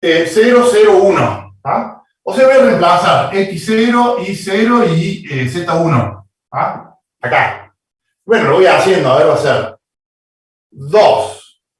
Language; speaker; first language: Spanish; native; Spanish